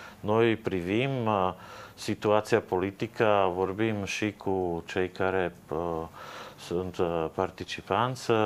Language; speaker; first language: Romanian; non-native, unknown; Slovak